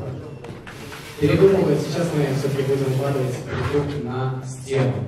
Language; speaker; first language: Russian; native; Russian